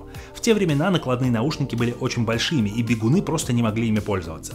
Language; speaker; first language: Russian; native; Russian